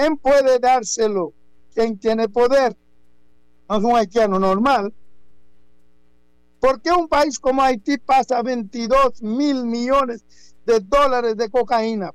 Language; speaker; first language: Spanish; non-native, fluent; Haitian Creole